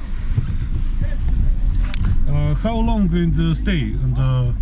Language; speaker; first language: English; non-native, learner; Serbian